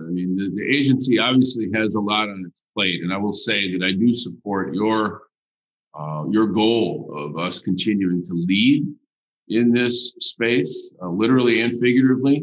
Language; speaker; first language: English; native; English